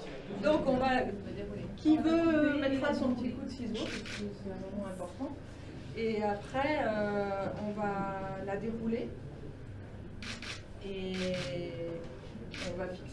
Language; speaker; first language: French; native; French